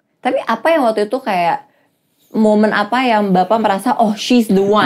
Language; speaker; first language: Indonesian; native; Indonesian